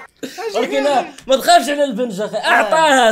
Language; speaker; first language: Arabic; native; Arabic